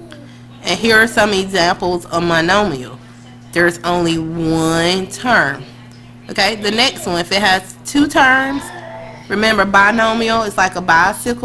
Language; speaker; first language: English; native; English